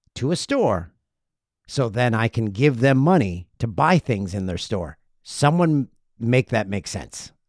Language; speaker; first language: English; native; English